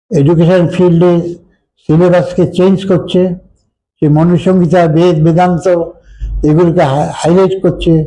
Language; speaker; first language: Bangla; native; Bangla